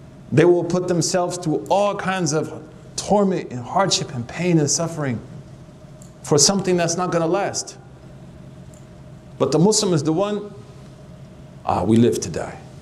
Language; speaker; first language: English; native; English